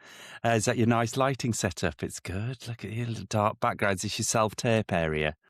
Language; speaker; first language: English; native; English